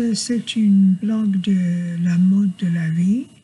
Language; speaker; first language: French; non-native, learner; English